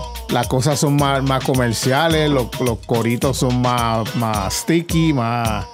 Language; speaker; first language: Spanish; early bilingual, heritage; Spanish